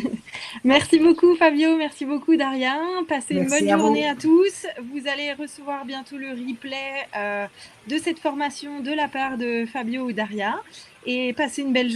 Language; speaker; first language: French; native; French